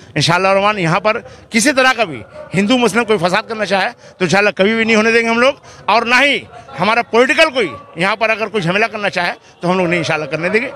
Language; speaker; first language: Hindi; native; Hindi